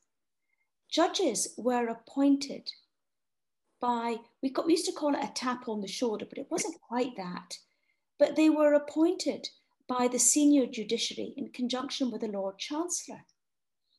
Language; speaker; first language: English; native; English